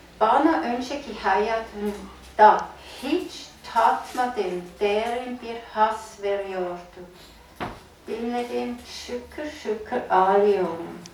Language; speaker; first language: Turkish; non-native, fluent; German